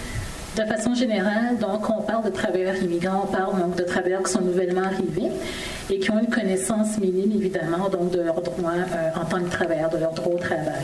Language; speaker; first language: French; native; French